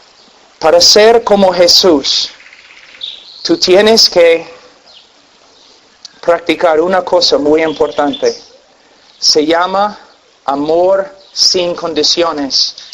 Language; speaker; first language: Spanish; non-native, fluent; English